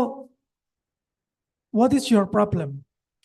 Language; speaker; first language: English; non-native, local second language; Indonesian